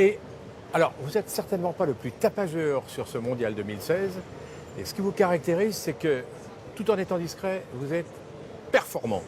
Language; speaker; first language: French; native; French